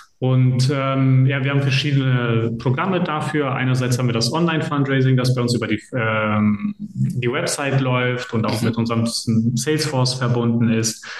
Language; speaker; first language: German; early bilingual, other home language; Serbian